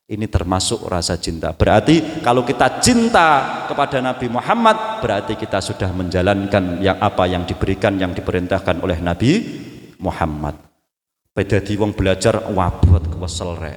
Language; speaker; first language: Indonesian; non-native, local second language; Javanese